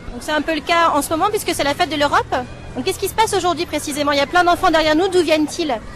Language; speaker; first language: French; native; French